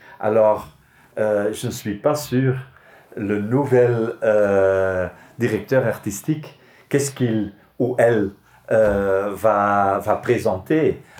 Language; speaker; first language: French; non-native, local second language; Dutch